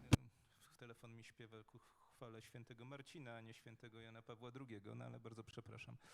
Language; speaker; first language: Polish; native; Polish